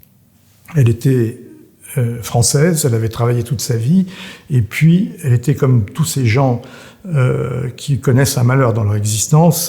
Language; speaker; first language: French; native; French